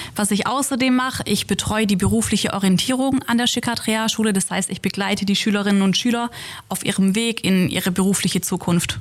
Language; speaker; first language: German; native; German